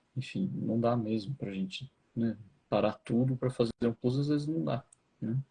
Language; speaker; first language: Portuguese; native; Portuguese